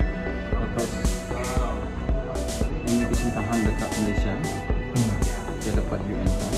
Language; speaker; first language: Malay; non-native, fluent; Rohingya